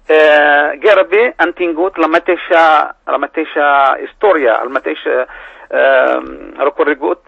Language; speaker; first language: Catalan; non-native, fluent; Berber languages